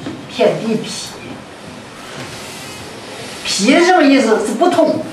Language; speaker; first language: Chinese; native; Chinese